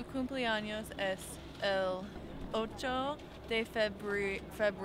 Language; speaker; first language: Spanish; non-native, learner; English